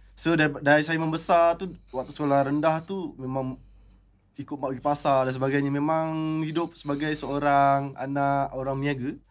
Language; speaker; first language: Malay; native; Malay